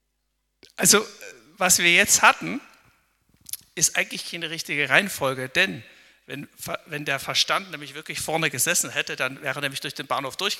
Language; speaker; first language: German; native; German